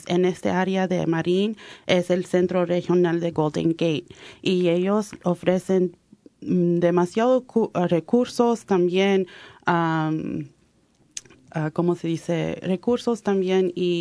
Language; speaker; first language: Spanish; early bilingual, heritage; Spanish